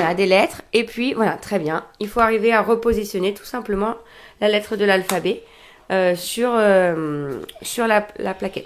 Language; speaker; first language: French; native; French